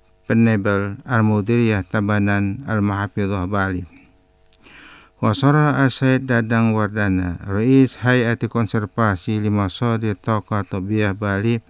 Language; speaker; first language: Arabic; non-native, fluent; Indonesian